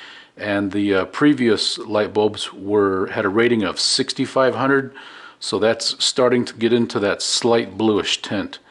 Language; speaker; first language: English; native; English